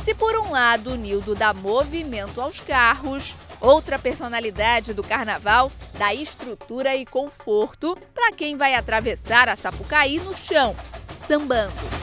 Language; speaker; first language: Portuguese; native; Portuguese